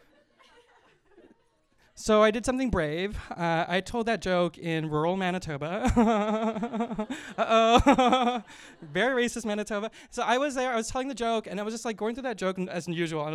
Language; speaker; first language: English; native; English